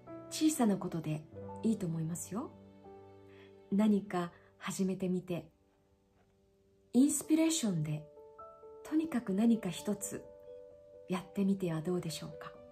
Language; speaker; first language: Japanese; native; Japanese